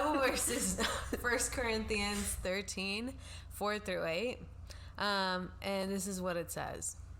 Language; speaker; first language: English; non-native, local second language; Spanish